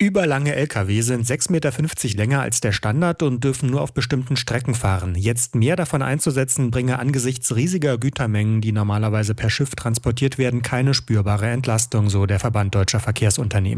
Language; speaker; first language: German; native; German